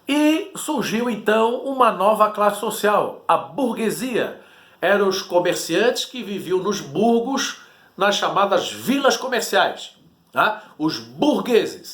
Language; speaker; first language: Portuguese; native; Portuguese